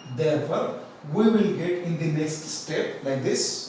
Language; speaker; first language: English; non-native, local second language; Marathi